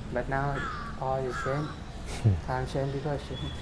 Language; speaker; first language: English; non-native, learner; Thai